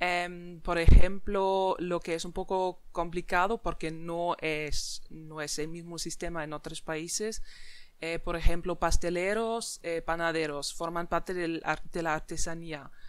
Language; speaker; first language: Spanish; non-native, fluent; German